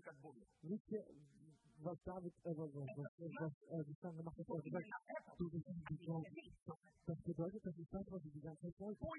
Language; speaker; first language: German; non-native, fluent; Russian